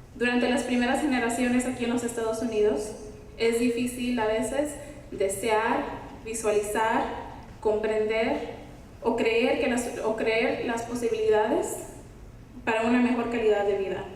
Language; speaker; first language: Spanish; early bilingual, heritage; Spanish